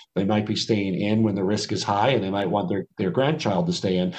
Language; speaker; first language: English; native; English